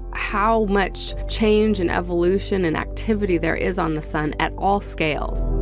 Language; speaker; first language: English; native; English